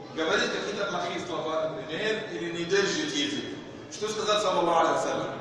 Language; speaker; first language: Russian; non-native, fluent; Arabic